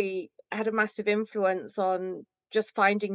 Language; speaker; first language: English; native; English